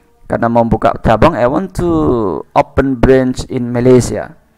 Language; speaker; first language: English; non-native, fluent; Indonesian